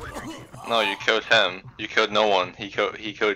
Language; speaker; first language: English; native; English